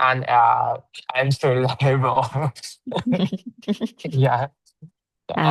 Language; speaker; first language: English; non-native, learner; Chinese